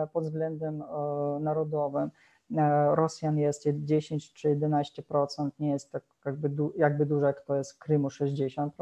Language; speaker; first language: Polish; non-native, fluent; Russian